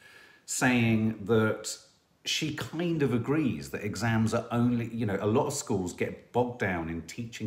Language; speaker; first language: English; native; English